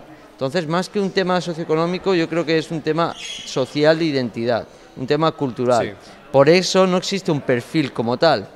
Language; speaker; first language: Spanish; native; Spanish